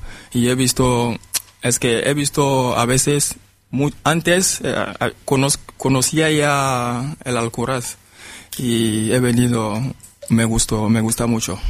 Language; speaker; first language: Spanish; non-native, fluent; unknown